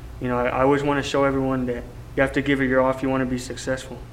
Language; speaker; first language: English; native; English